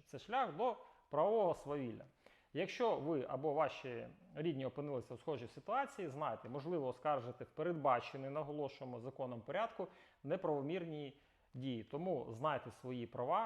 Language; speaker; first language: Ukrainian; native; Ukrainian